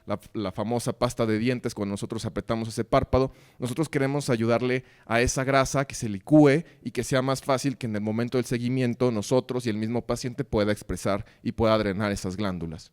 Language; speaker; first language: Spanish; native; Spanish